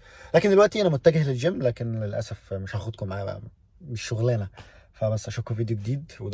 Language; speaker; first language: Arabic; native; Arabic